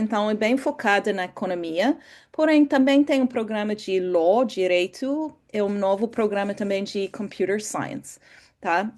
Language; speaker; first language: Portuguese; non-native, fluent; English